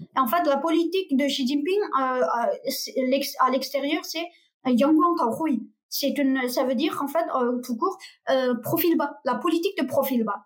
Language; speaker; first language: French; non-native, fluent; Uyghur